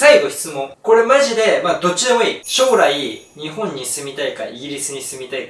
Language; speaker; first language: Japanese; native; Japanese